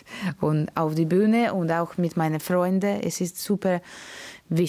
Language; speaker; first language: German; non-native, learner; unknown